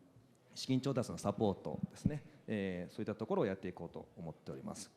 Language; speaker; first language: Japanese; native; Japanese